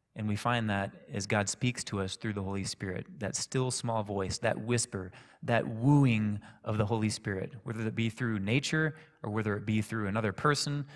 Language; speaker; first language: English; native; English